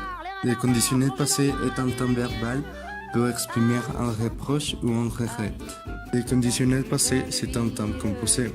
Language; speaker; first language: French; non-native, fluent; Spanish